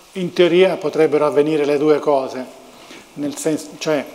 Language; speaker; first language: Italian; native; Italian